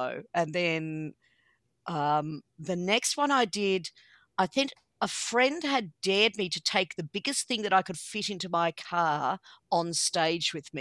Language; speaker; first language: English; native; English